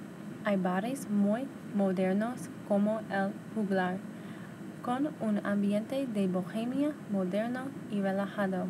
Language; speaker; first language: Spanish; non-native, learner; English